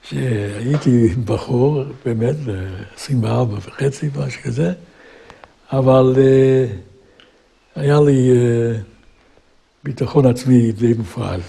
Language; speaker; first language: Hebrew; non-native, fluent; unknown